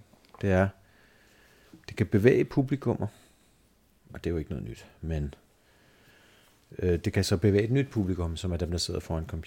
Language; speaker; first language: Danish; native; Danish